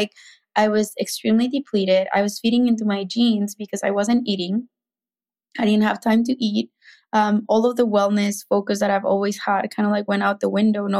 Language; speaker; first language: English; non-native, fluent; Spanish